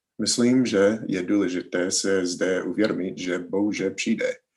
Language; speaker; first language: Czech; non-native, learner; English